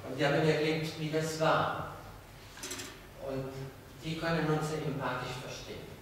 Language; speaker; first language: German; non-native, fluent; Italian